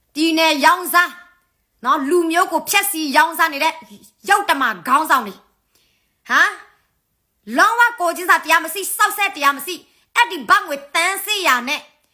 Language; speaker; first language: Burmese; non-native, local second language; S'gaw Karen